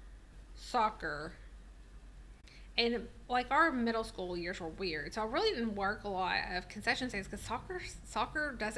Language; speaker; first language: English; native; English